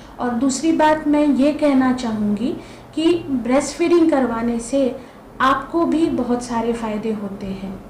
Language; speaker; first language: Hindi; non-native, local second language; Marathi